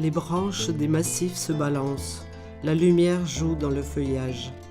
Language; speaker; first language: French; native; French